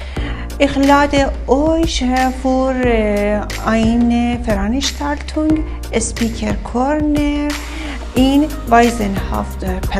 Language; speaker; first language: German; non-native, learner; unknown